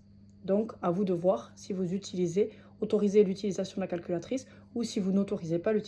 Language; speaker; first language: French; native; French